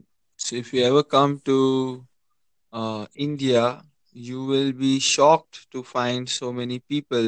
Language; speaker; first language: English; non-native, local second language; Hindi